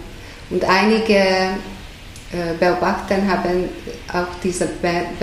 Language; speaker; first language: German; non-native, fluent; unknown